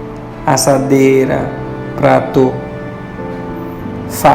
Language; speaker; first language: Portuguese; non-native, fluent; Haitian Creole